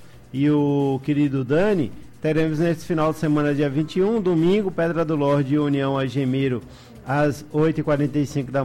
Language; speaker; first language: Portuguese; native; Portuguese